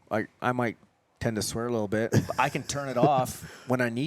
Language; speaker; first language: English; native; English